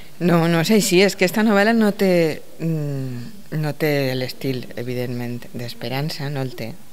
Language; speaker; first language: Catalan; native; Catalan